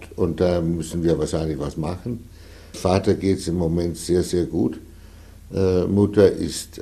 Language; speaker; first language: German; non-native, fluent; Danish